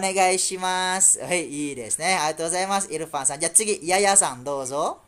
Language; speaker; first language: Japanese; non-native, fluent; Malay